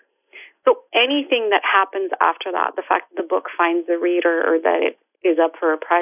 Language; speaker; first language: English; non-native, fluent; Arabic